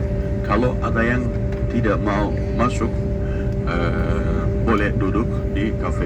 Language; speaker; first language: Indonesian; non-native, learner; Turkish